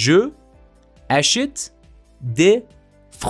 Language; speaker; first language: French; non-native, learner; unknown